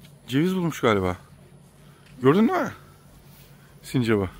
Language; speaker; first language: Turkish; native; Turkish